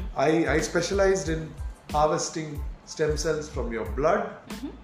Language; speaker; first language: English; non-native, local second language; Tamil